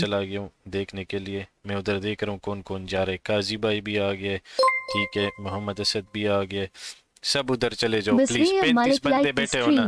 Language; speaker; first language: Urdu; non-native, local second language; Pashto